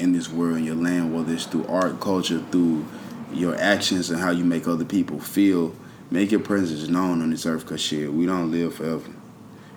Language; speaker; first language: English; native; English